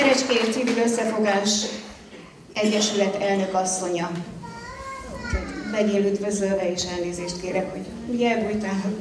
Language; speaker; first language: Hungarian; native; Hungarian